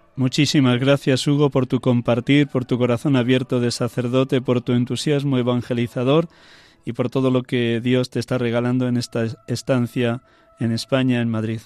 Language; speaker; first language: Spanish; native; Spanish